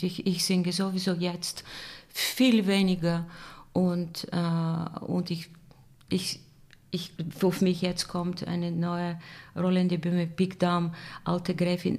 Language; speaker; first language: German; non-native, fluent; Bulgarian